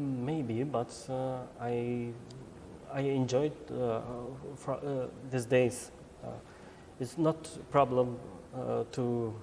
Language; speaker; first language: English; non-native, learner; Albanian